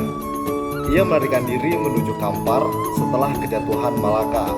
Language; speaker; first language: Indonesian; non-native, local second language; Malay